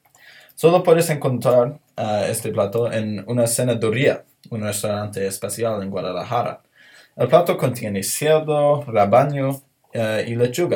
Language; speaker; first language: Spanish; non-native, learner; English